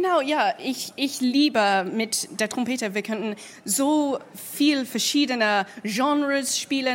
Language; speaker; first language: German; non-native, fluent; English